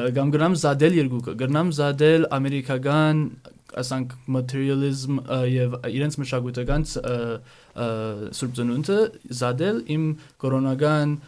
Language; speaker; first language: Armenian; early bilingual, heritage; Armenian